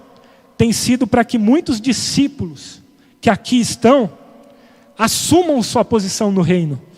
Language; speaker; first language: Portuguese; native; Portuguese